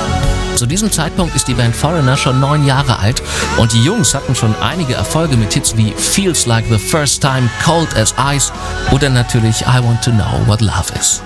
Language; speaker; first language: German; native; German